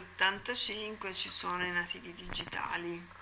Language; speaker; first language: Italian; native; Italian